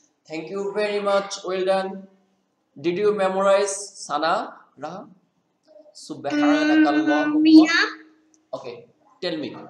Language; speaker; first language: English; non-native, fluent; Bangla